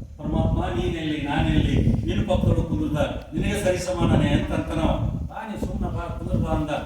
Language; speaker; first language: Kannada; native; Kannada